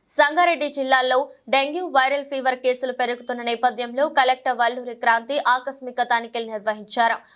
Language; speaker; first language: Telugu; native; Telugu